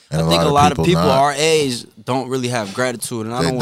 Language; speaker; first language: English; early bilingual, other home language; Korean